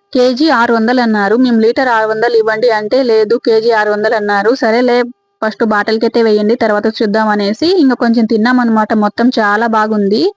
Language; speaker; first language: Telugu; native; Telugu